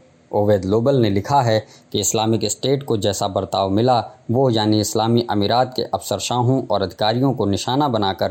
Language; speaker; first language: Hindi; native; Hindi